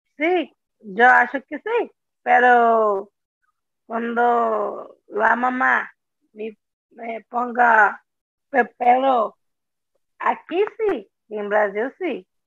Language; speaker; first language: Spanish; non-native, learner; Portuguese